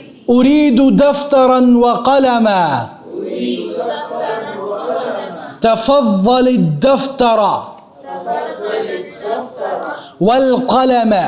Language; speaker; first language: Arabic; non-native, fluent; Urdu